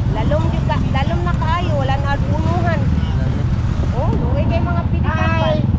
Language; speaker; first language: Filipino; non-native, local second language; Cebuano